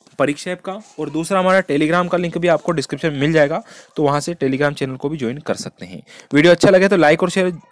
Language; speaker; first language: Hindi; native; Hindi